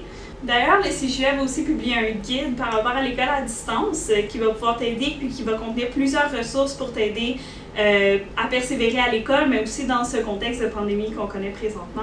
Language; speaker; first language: French; native; French